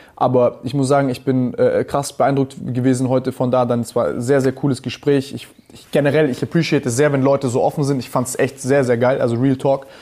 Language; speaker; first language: German; native; German